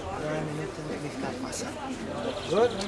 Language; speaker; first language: German; non-native, learner; Slovenian